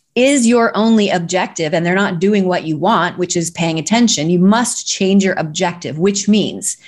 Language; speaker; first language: English; native; English